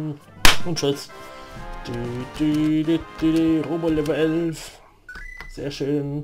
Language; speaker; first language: German; native; German